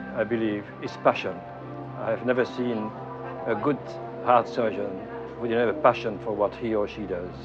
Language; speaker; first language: English; non-native, fluent; French